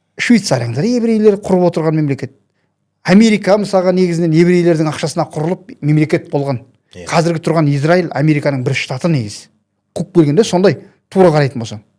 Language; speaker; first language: Kazakh; native; Kazakh